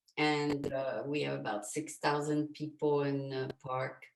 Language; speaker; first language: English; non-native, fluent; French